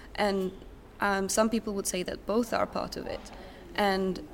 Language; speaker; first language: English; non-native, fluent; Czech